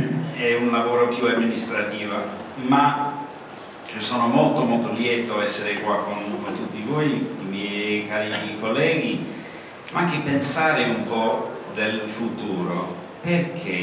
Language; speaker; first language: Italian; non-native, learner; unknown